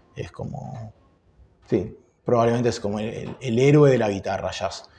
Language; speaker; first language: Spanish; native; Spanish